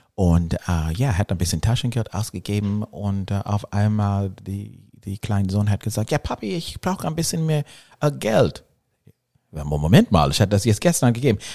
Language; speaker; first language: German; non-native, learner; English